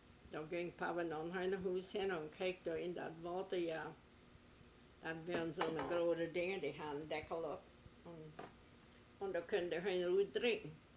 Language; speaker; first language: German; early bilingual, heritage; German